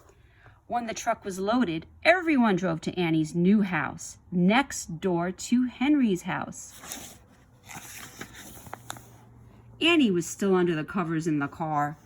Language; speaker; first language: English; native; English